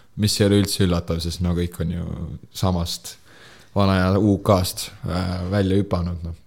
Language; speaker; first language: Estonian; native; Estonian